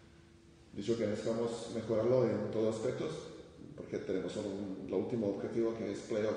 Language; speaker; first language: Spanish; non-native, fluent; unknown